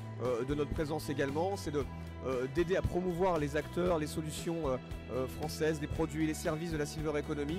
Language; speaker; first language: French; native; French